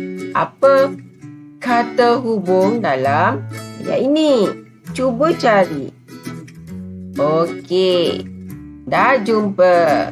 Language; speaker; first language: Malay; native; Malay